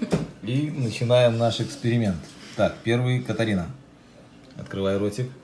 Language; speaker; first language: Russian; native; Russian